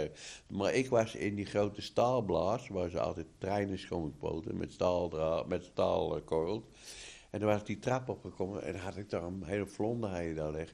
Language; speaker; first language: Dutch; native; Dutch